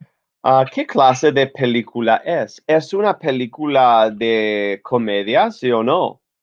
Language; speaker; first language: Spanish; non-native, fluent; English